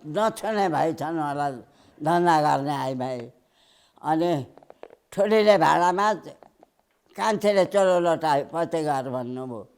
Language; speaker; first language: Nepali; early bilingual, heritage; Nepali